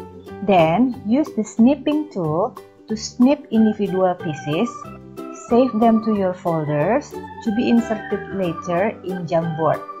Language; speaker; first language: English; non-native, fluent; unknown